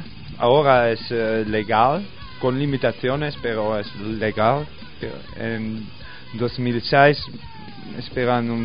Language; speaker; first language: Spanish; non-native, learner; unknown